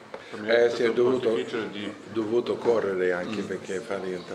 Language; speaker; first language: Italian; non-native, fluent; French